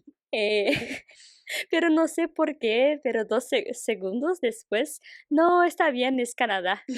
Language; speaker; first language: Spanish; non-native, fluent; Portuguese